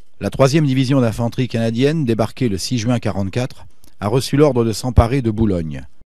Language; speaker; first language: French; native; French